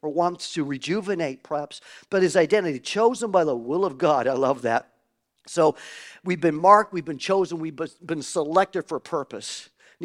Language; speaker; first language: English; native; English